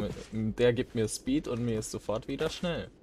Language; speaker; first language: German; native; German